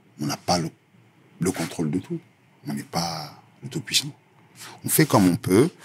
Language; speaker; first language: French; early bilingual, other home language; Lingala